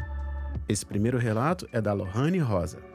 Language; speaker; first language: Portuguese; native; Portuguese